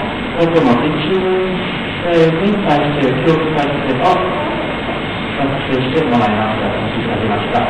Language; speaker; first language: Japanese; non-native, learner; Thai